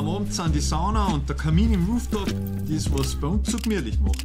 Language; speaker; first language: German; native; German